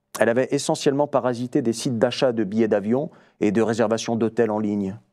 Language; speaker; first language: French; native; French